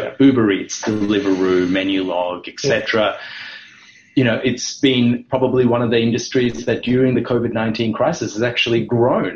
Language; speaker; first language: English; non-native, local second language; Sinhala